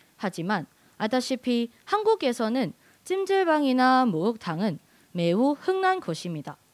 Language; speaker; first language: Korean; non-native, fluent; Cantonese